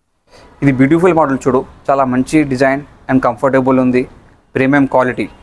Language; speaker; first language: Telugu; non-native, local second language; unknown